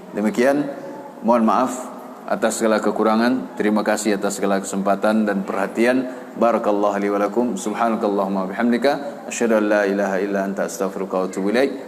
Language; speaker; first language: Malay; non-native, local second language; Minangkabau